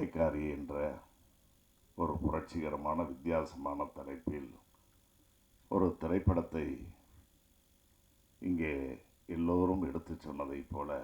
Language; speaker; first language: Tamil; native; Tamil